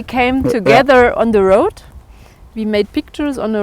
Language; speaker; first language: English; non-native, learner; German